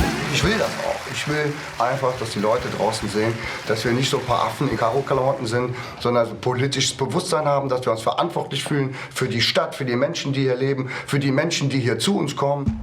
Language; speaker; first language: German; native; German